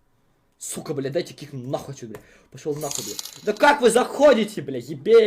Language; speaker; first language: Russian; non-native, local second language; Kazakh